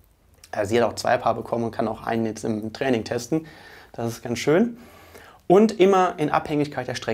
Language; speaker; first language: German; native; German